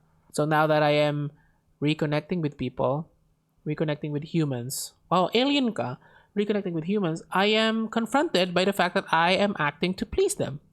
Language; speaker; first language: English; non-native, local second language; Filipino